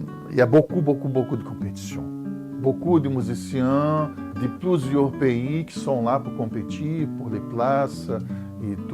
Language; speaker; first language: French; non-native, fluent; Portuguese